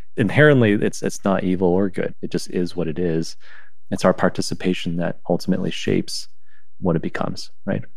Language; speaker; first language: English; non-native, fluent; Chinese